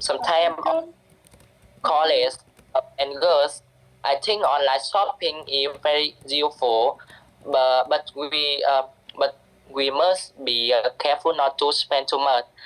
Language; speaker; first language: English; non-native, learner; Vietnamese